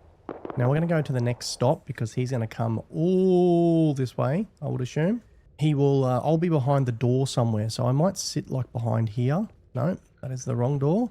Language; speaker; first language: English; native; English